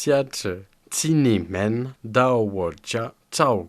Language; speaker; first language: Chinese; non-native, learner; French